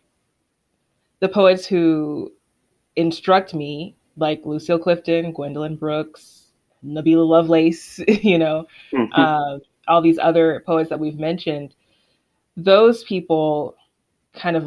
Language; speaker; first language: English; native; English